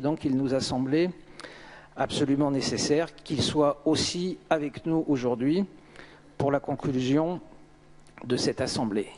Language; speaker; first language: French; native; French